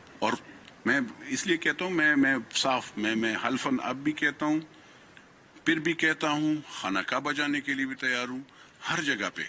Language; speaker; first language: Urdu; non-native, local second language; Pashto